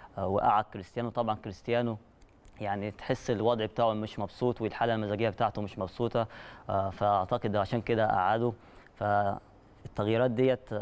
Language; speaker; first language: Arabic; native; Arabic